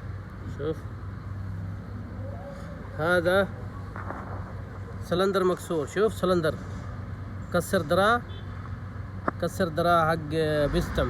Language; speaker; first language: Arabic; non-native, learner; Urdu